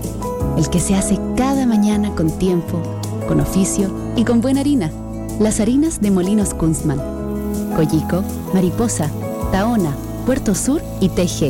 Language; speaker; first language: Spanish; native; Spanish